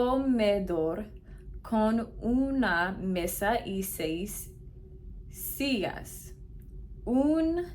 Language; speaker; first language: Spanish; non-native, learner; English